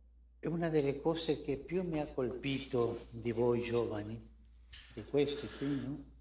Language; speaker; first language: Italian; non-native, fluent; Spanish